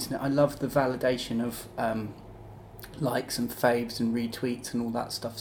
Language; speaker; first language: English; native; English